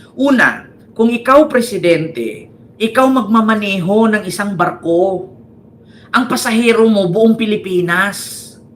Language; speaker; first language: Filipino; native; Filipino